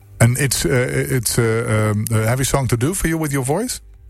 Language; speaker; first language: English; non-native, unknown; Dutch